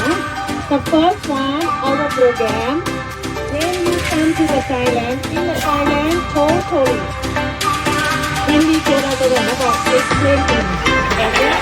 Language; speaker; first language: English; non-native, learner; Thai